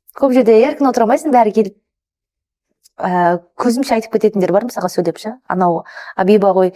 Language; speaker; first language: Kazakh; early bilingual, heritage; Kazakh